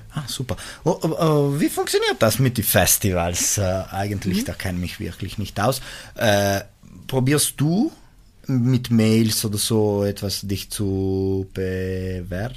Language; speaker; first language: German; non-native, local second language; Italian